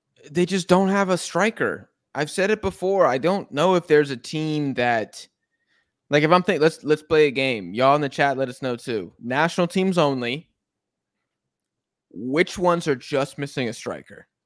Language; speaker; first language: English; native; English